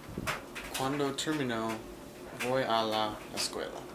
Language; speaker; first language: Spanish; non-native, learner; English